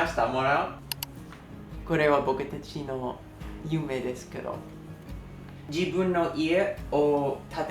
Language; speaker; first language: Japanese; non-native, learner; English